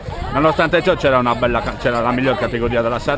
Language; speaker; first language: Italian; native; Italian